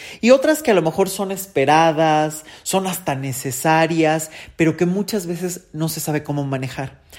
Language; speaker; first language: Spanish; native; Spanish